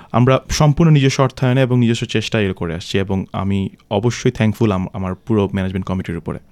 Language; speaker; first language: Bangla; native; Bangla